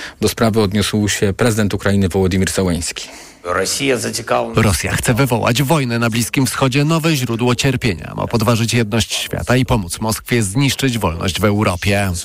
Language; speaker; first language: Polish; native; Polish